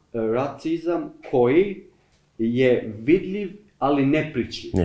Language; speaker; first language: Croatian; non-native, learner; Albanian